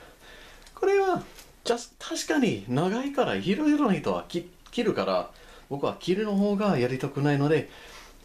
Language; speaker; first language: Japanese; non-native, learner; English